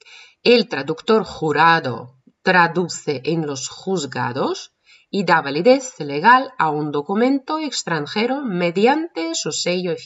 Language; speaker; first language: Spanish; non-native, fluent; Russian